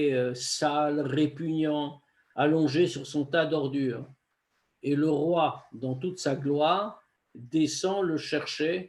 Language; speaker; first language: French; native; French